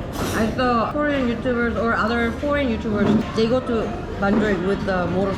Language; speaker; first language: English; non-native, fluent; Korean